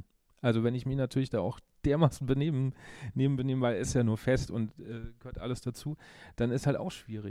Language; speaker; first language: German; native; German